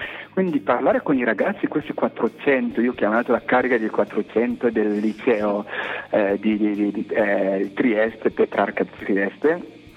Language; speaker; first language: Italian; non-native, fluent; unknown